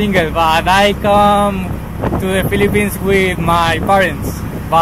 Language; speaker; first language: English; non-native, learner; Spanish